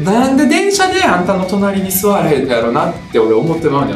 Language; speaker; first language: Japanese; early bilingual, other home language; Russian